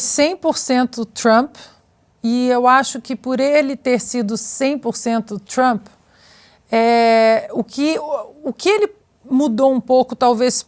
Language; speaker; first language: Portuguese; native; Portuguese